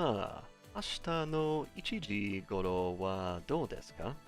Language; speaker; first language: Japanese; non-native, learner; English